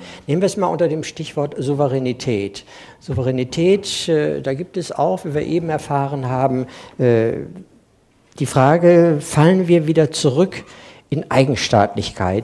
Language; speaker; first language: German; native; German